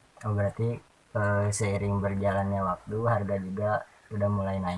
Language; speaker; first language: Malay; non-native, local second language; Sundanese